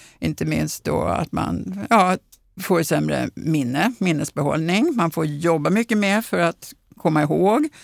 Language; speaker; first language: Swedish; native; Swedish